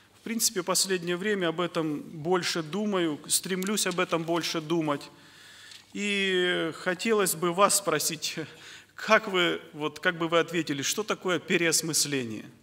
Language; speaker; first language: Russian; native; Russian